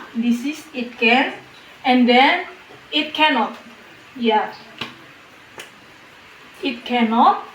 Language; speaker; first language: English; non-native, learner; Indonesian